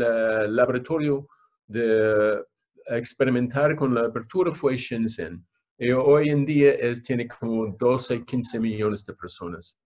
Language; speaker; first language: Spanish; non-native, fluent; English